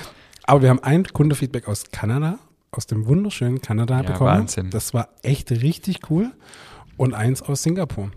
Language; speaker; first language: German; native; German